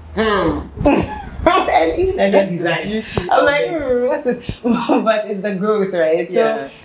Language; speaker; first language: English; non-native, local second language; Ga